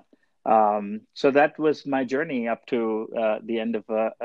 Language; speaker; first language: English; non-native, local second language; Tamil